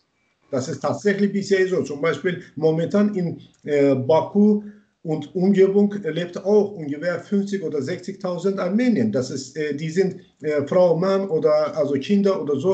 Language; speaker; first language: German; non-native, learner; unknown